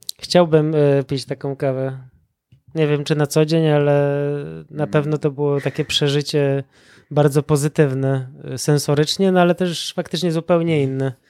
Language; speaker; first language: Polish; native; Polish